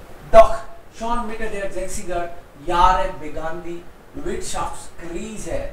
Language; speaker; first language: German; non-native, fluent; Hindi